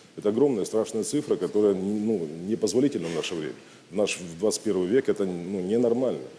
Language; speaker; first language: Russian; native; Russian